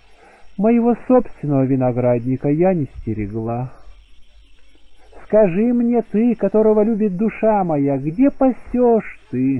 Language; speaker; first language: Russian; native; Russian